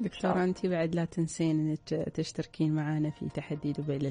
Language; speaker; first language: Arabic; native; Arabic